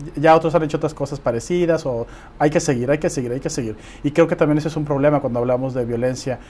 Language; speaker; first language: Spanish; native; Spanish